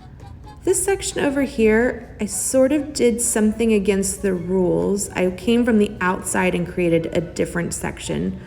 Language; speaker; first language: English; native; English